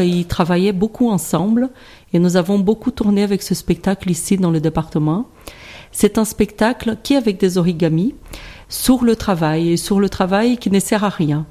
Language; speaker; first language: French; non-native, fluent; Portuguese